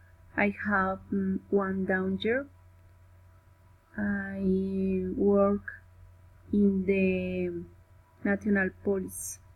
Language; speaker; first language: English; non-native, learner; Spanish